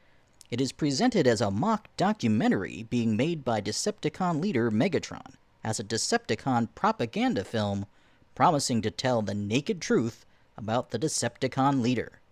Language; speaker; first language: English; native; English